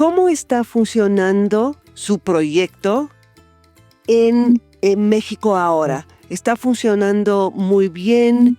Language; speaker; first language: Spanish; non-native, fluent; English